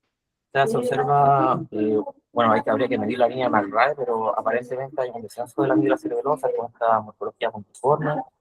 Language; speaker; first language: Spanish; native; Spanish